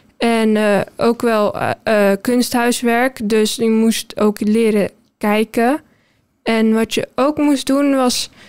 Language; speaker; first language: Dutch; early bilingual, heritage; Dutch